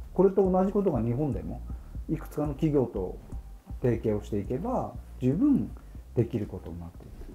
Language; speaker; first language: Japanese; native; Japanese